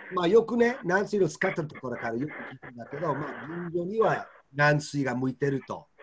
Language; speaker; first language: Japanese; non-native, fluent; English